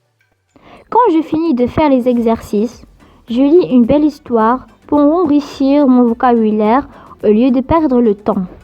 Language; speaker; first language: French; non-native, local second language; Arabic